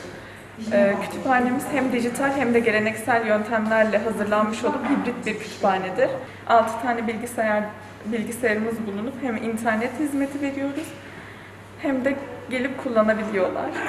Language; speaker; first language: Turkish; native; Turkish